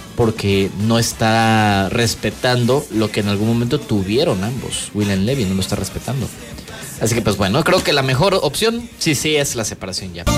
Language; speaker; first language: Spanish; native; Spanish